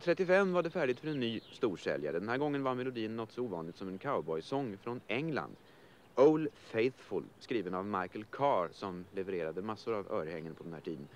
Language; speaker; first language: Swedish; native; Swedish